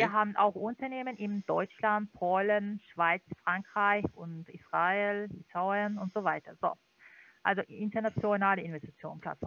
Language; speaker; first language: German; non-native, learner; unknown